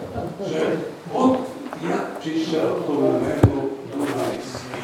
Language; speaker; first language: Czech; non-native, fluent; Hungarian